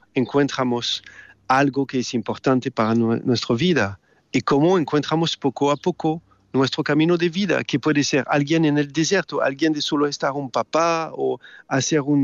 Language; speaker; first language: Spanish; non-native, learner; French